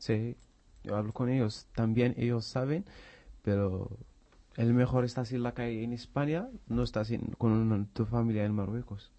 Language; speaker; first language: Spanish; non-native, learner; Arabic